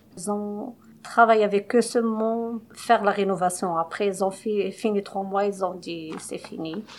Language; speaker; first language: French; non-native, local second language; Arabic